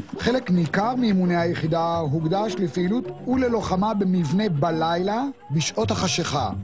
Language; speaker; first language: Hebrew; native; Hebrew